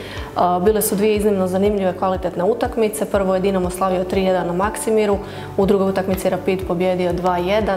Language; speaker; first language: Croatian; native; Croatian